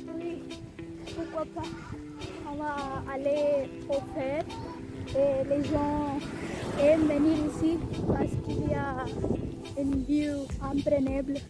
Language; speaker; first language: French; non-native, fluent; Konkani